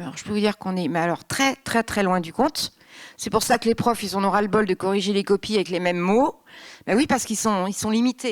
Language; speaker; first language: French; native; French